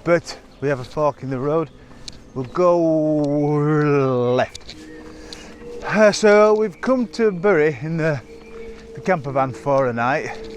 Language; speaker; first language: English; native; English